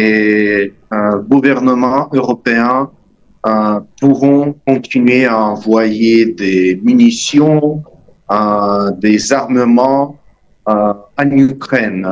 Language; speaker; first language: French; non-native, fluent; Russian